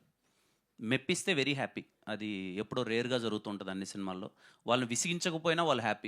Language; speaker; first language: Telugu; native; Telugu